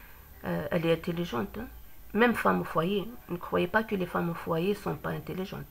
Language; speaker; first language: French; non-native, local second language; Kabyle